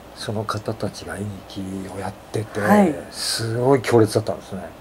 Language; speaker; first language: Japanese; native; Japanese